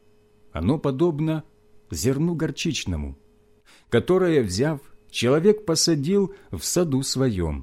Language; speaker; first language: Russian; native; Russian